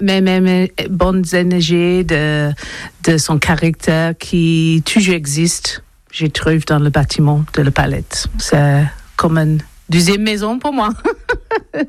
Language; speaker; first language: French; non-native, learner; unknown